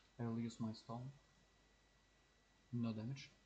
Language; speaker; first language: English; non-native, learner; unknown